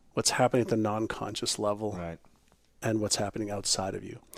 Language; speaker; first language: English; non-native, fluent; Hebrew